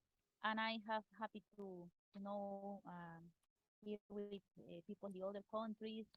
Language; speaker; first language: English; non-native, learner; Spanish